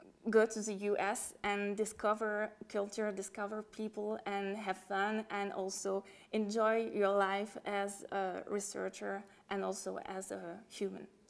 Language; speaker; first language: English; non-native, fluent; French